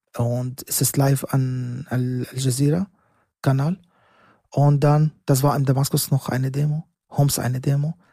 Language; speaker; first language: German; non-native, learner; Arabic